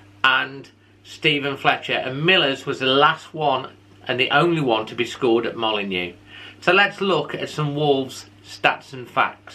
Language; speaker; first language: English; native; English